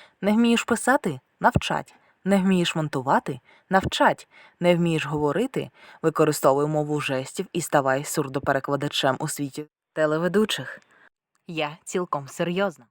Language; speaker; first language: Ukrainian; native; Ukrainian